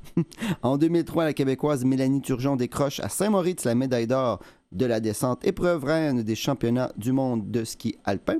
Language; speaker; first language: French; native; French